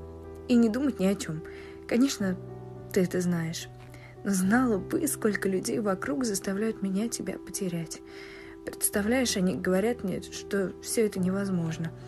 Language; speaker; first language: Russian; native; Russian